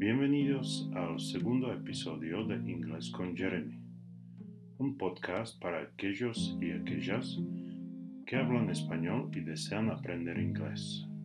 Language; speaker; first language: Spanish; non-native, fluent; English